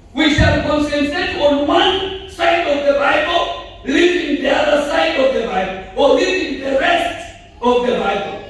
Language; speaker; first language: English; non-native, local second language; Swahili